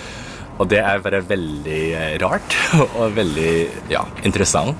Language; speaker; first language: Norwegian; early bilingual, other home language; Cantonese